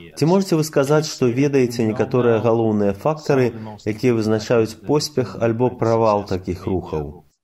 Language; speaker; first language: Belarusian; native; Belarusian